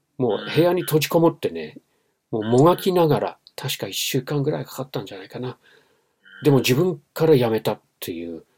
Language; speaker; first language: Japanese; non-native, fluent; English